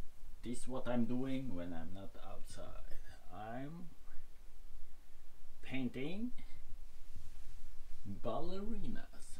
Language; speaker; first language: English; non-native, learner; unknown